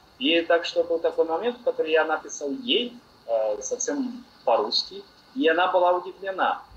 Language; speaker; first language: Russian; non-native, learner; Portuguese